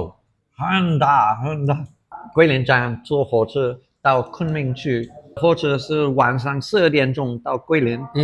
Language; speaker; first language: Chinese; non-native, fluent; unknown